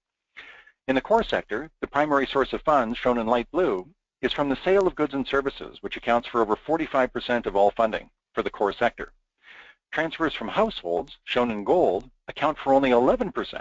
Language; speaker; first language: English; native; English